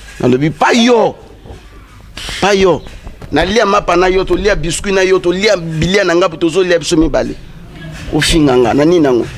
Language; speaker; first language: Lingala; native; Lingala